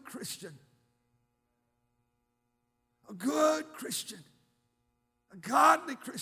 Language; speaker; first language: English; native; English